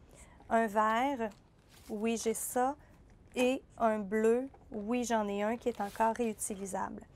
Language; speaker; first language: French; native; French